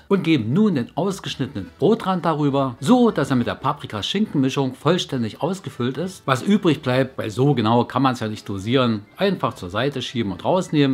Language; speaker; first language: German; native; German